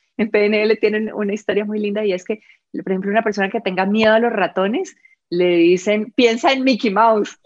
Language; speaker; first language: Spanish; native; Spanish